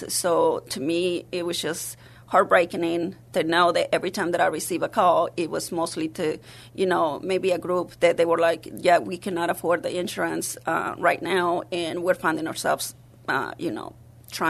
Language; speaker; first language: English; early bilingual, other home language; Spanish